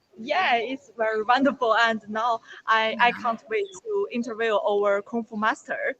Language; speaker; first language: English; non-native, learner; Chinese